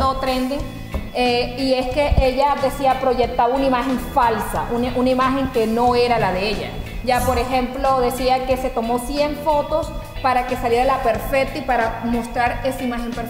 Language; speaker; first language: Spanish; native; Spanish